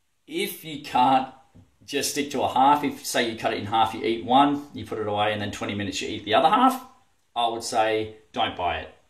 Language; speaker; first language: English; native; English